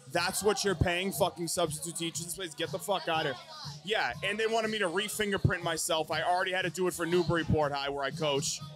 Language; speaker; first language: English; native; English